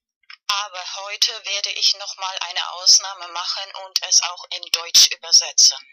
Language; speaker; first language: German; non-native, fluent; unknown